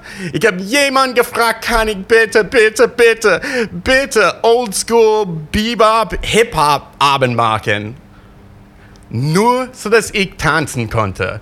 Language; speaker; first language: German; non-native, learner; English